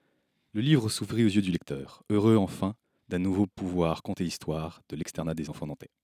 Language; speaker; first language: French; native; French